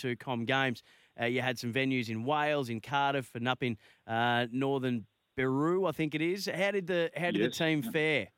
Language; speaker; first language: English; native; English